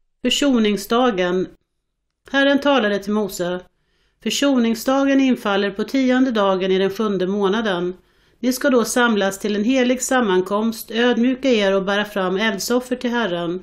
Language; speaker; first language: Swedish; native; Swedish